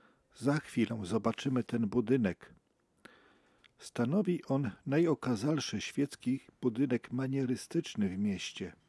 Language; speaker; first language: Polish; native; Polish